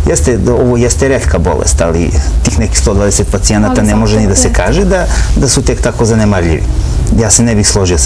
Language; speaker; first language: Serbian; native; Serbian